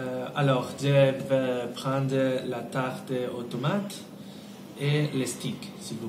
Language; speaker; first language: French; non-native, learner; Spanish